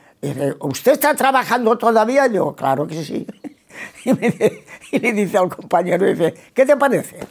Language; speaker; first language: Spanish; non-native, local second language; Catalan